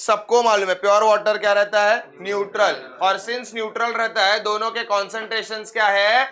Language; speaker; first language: Hindi; non-native, local second language; Marathi